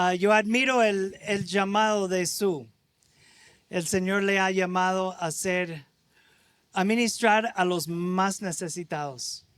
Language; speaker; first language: Spanish; non-native, fluent; English